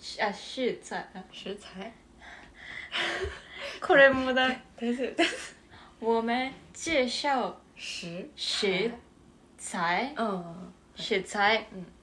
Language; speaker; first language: Chinese; non-native, learner; Japanese